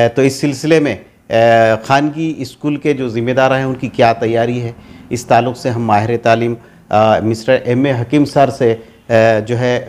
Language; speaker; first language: Urdu; native; Urdu